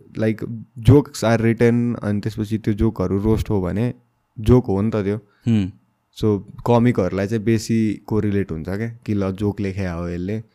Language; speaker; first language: Nepali; non-native, local second language; Bhojpuri